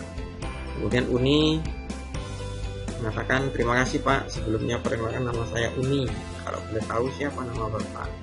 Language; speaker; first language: Indonesian; native; Indonesian